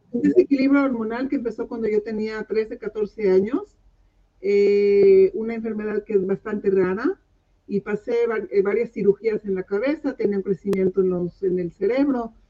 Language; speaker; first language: Spanish; non-native, local second language; English